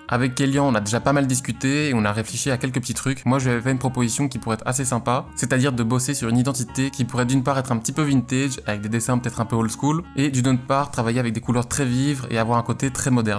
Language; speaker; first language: French; native; French